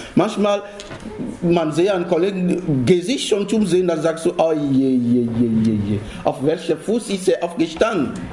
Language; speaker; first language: German; non-native, fluent; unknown